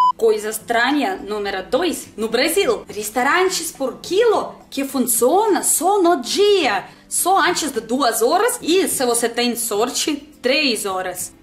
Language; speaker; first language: Portuguese; non-native, learner; Russian